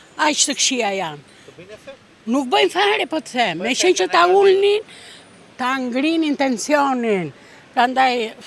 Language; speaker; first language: Albanian; native; Albanian